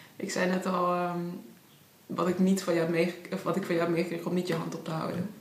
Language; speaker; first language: Dutch; early bilingual, other home language; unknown